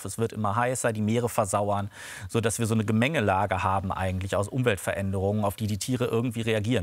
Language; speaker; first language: German; native; German